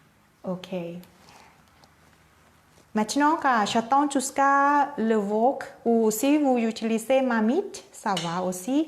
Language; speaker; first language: French; non-native, learner; Thai